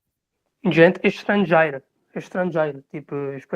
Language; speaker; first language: Portuguese; non-native, learner; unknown